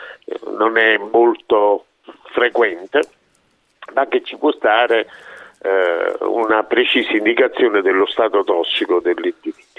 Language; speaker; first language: Italian; native; Italian